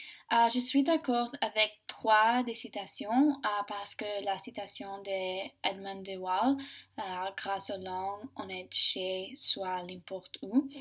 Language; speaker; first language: French; non-native, learner; English